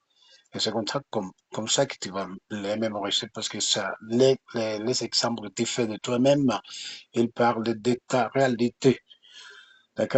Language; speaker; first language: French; non-native, fluent; Spanish